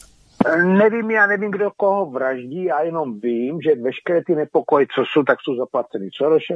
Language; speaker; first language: Czech; native; Czech